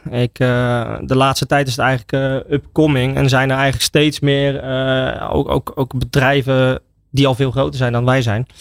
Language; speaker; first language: Dutch; native; Dutch